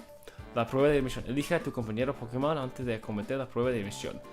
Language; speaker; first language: Spanish; non-native, fluent; English